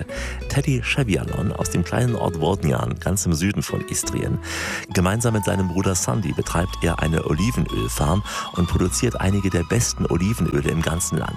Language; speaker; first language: German; native; German